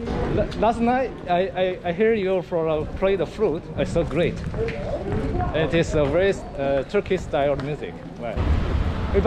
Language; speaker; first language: English; non-native, learner; Chinese